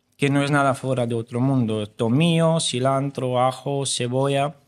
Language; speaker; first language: Spanish; non-native, fluent; Romanian